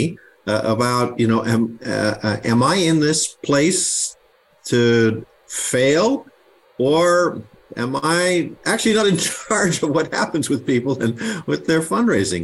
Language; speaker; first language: English; native; English